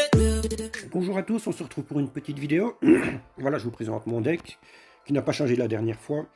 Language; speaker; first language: French; native; French